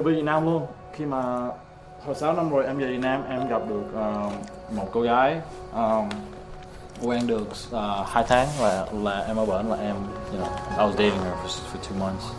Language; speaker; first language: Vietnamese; early bilingual, heritage; Vietnamese